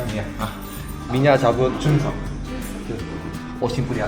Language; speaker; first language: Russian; non-native, learner; Korean